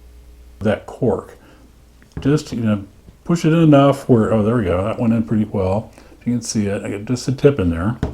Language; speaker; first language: English; native; English